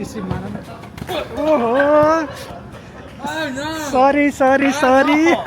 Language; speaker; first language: Korean; non-native, learner; Nepali